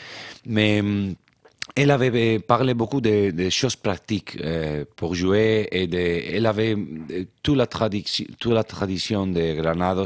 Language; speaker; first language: French; non-native, fluent; Spanish